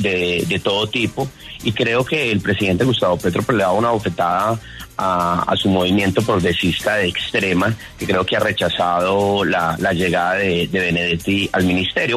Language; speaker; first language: Spanish; native; Spanish